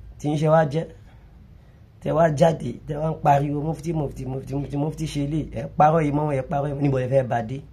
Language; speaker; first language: Yoruba; non-native, local second language; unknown